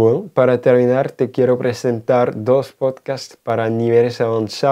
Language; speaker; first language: Spanish; non-native, fluent; French